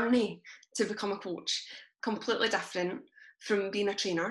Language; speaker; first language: English; native; English